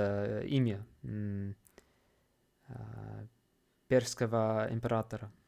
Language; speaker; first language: Russian; non-native, fluent; English